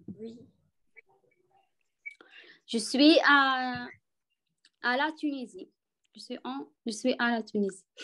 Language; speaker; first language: French; non-native, learner; Arabic